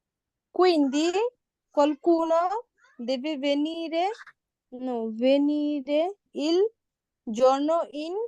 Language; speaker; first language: Italian; non-native, learner; Bangla